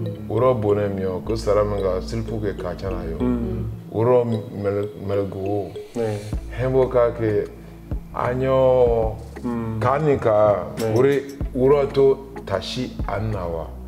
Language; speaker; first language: Korean; non-native, learner; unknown